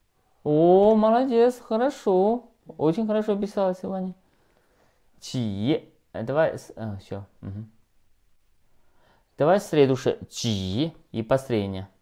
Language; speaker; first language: Russian; non-native, learner; Chinese